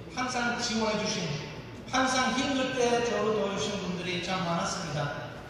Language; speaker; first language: Korean; non-native, fluent; Turkish